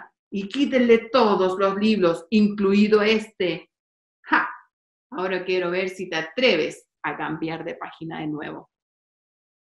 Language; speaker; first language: Spanish; native; Spanish